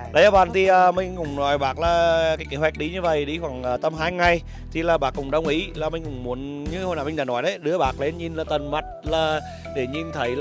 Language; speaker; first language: Vietnamese; native; Vietnamese